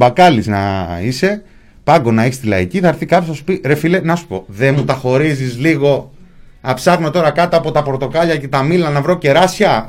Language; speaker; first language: Greek; native; Greek